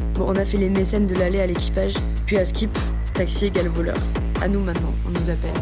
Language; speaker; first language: French; native; French